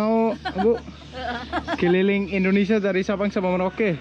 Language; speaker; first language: Indonesian; non-native, learner; Danish